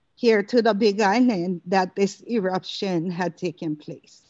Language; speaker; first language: English; native; English